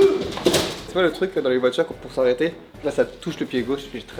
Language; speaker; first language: French; native; French